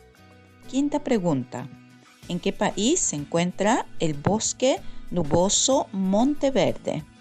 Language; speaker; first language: Spanish; non-native, fluent; Norwegian